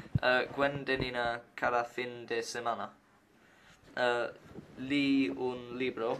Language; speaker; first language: Spanish; non-native, learner; English